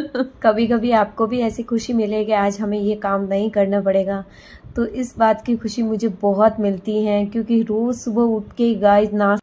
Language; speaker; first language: Hindi; native; Hindi